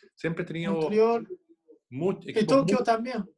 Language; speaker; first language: Spanish; non-native, fluent; Japanese